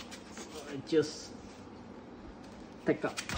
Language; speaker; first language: English; non-native, local second language; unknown